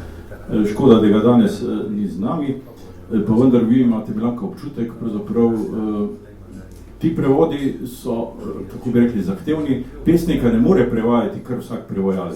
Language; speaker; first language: Slovenian; native; Slovenian